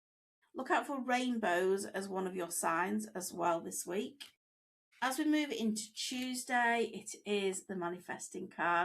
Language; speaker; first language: English; native; English